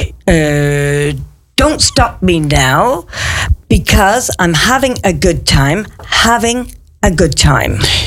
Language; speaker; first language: English; native; English